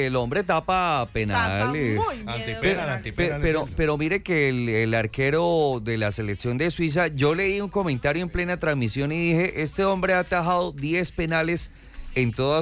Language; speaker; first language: Spanish; native; Spanish